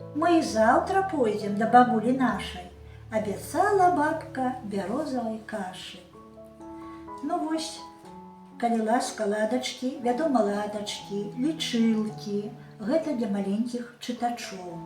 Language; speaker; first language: Belarusian; native; Belarusian